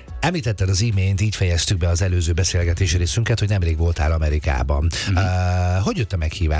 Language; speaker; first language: Hungarian; native; Hungarian